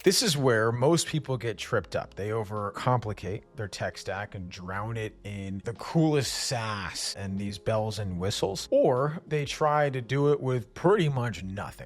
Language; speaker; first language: English; native; English